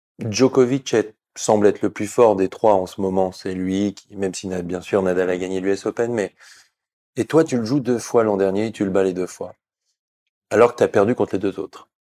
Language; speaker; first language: French; native; French